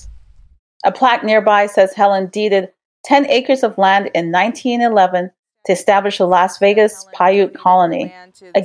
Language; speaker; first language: English; non-native, local second language; Jamaican Creole English